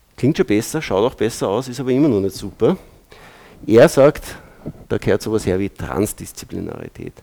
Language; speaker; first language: German; native; German